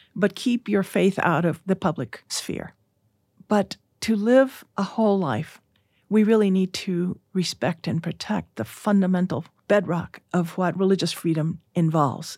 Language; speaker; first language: English; early bilingual, other home language; Spanish